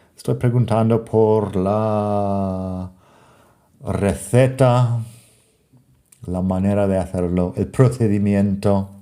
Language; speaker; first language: Spanish; non-native, fluent; English